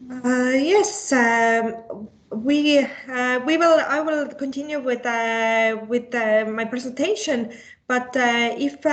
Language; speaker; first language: English; non-native, fluent; Estonian